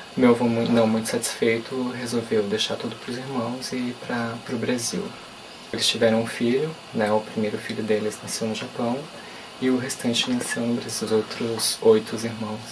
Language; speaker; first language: Portuguese; native; Portuguese